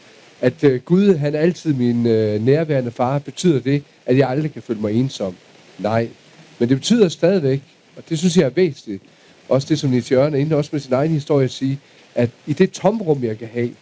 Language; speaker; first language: Danish; native; Danish